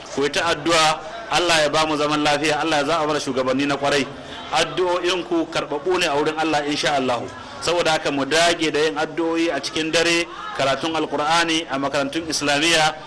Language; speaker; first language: Hausa; native; Hausa